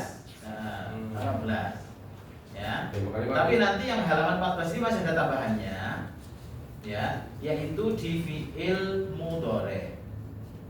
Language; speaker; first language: Indonesian; native; Indonesian